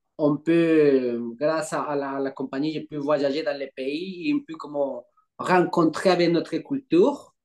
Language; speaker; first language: French; non-native, learner; Spanish